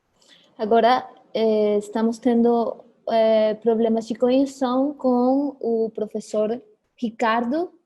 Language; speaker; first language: Portuguese; non-native, fluent; Spanish